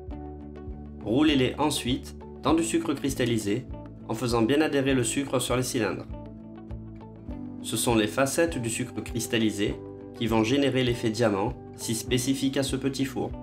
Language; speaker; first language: French; native; French